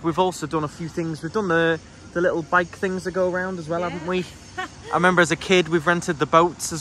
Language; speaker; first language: English; native; English